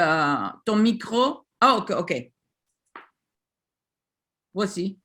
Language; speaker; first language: French; non-native, learner; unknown